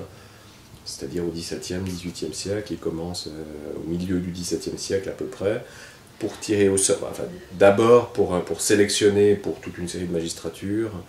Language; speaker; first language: French; native; French